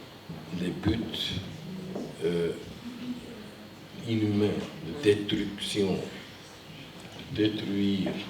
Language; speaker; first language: French; non-native, fluent; Hungarian